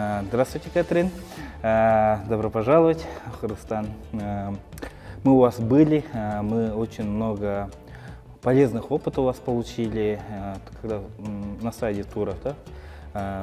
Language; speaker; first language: Russian; non-native, local second language; Kyrgyz